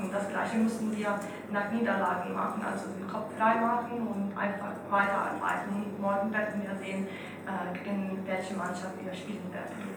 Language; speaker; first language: German; non-native, fluent; Italian